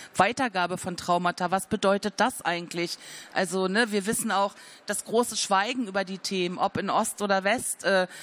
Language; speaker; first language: German; native; German